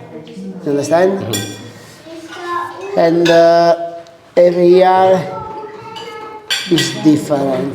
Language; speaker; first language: English; non-native, learner; Italian